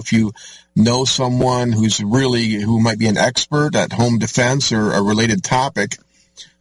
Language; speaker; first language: English; native; English